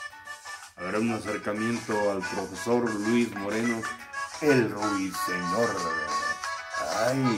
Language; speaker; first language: Spanish; native; Spanish